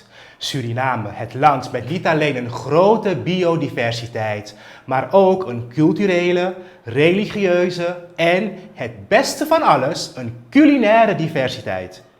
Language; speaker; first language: Dutch; native; Dutch